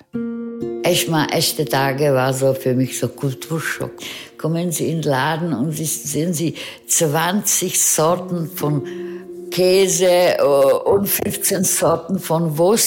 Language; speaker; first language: German; non-native, fluent; Czech